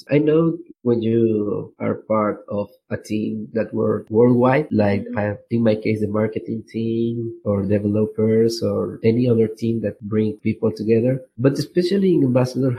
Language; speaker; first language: English; non-native, learner; Spanish